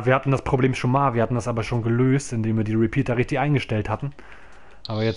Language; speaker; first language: German; native; German